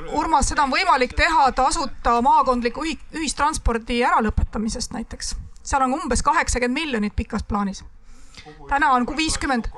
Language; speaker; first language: Estonian; native; Estonian